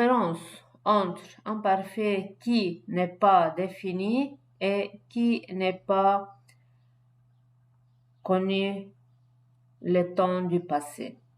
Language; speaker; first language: French; non-native, fluent; Arabic